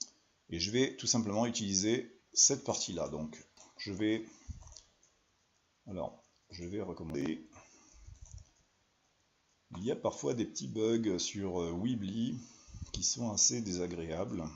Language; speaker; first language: French; native; French